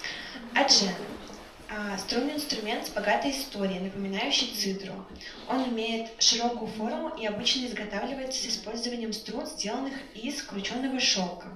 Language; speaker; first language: Russian; native; Russian